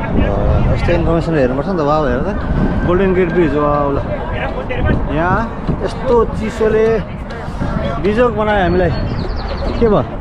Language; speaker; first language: Nepali; native; Nepali